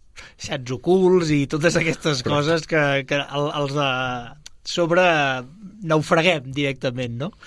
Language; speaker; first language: Catalan; native; Catalan